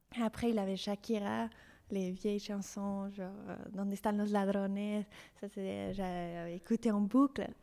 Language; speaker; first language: French; non-native, fluent; Spanish